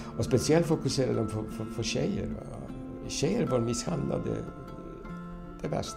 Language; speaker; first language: Swedish; non-native, fluent; Polish